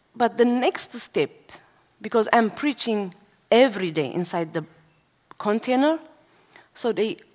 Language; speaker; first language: English; non-native, learner; Tigrinya